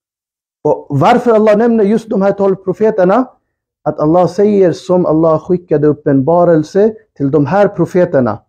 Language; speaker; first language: Swedish; early bilingual, other home language; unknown